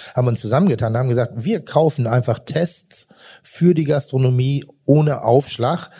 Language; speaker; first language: German; native; German